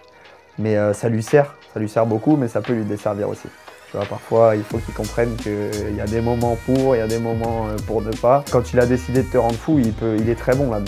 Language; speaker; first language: French; native; French